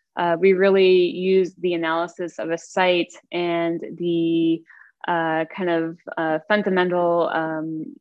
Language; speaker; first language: English; native; English